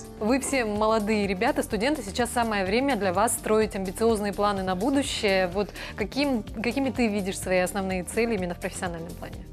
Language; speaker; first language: Russian; native; Russian